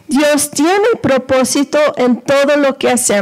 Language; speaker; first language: Spanish; early bilingual, heritage; Spanish